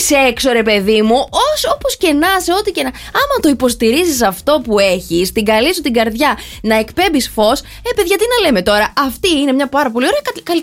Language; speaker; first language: Greek; native; Greek